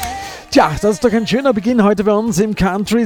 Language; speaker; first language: German; native; German